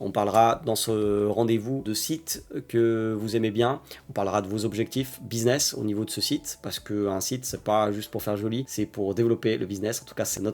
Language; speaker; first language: French; native; French